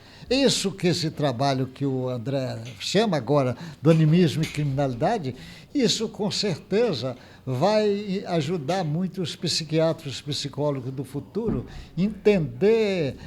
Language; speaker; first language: Portuguese; native; Portuguese